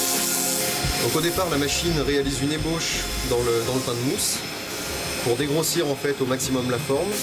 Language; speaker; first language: French; native; French